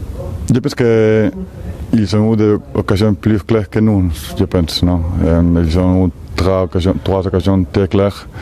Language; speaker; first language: French; non-native, fluent; Spanish